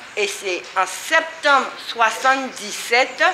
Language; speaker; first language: French; native; French